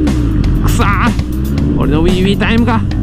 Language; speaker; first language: Japanese; native; Japanese